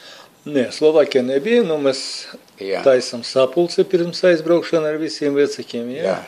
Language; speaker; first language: Latvian; non-native, local second language; Russian